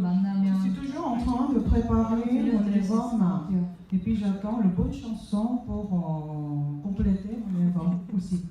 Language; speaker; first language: French; non-native, fluent; Korean